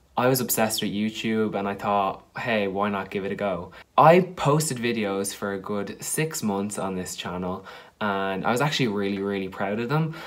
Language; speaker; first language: English; native; English